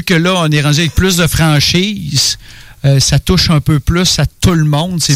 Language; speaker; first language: French; native; French